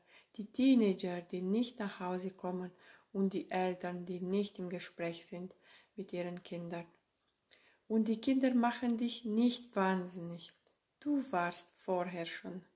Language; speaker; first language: German; non-native, fluent; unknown